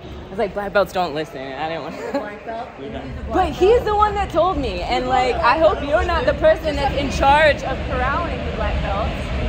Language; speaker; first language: English; native; English